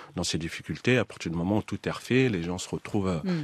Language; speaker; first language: French; native; French